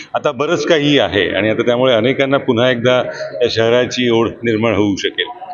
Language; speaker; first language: Marathi; native; Marathi